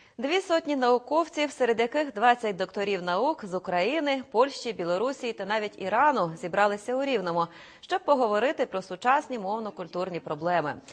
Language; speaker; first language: Ukrainian; native; Ukrainian